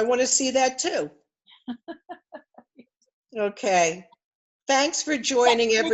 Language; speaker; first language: English; native; English